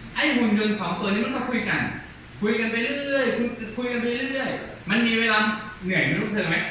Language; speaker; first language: Thai; non-native, local second language; Lao